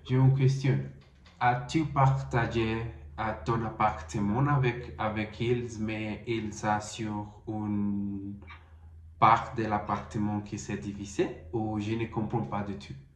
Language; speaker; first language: French; non-native, learner; Spanish